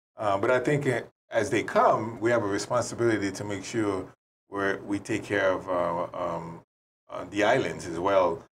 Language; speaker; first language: English; native; English